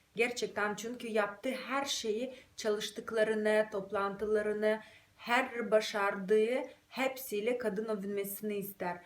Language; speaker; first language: Turkish; non-native, fluent; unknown